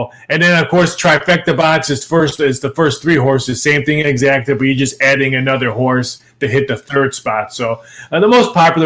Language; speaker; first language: English; native; English